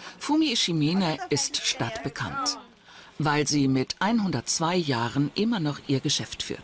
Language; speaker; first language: German; native; German